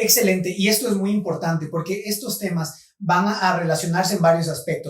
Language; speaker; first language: Spanish; native; Spanish